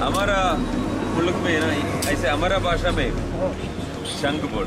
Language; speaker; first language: Hindi; non-native, fluent; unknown